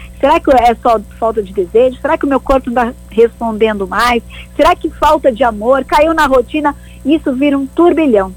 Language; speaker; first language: Portuguese; native; Portuguese